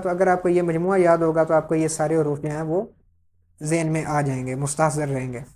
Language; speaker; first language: Urdu; native; Urdu